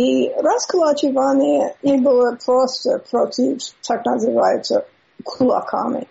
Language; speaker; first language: Russian; non-native, learner; English